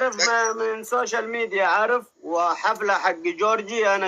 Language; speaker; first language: Arabic; non-native, learner; Oromo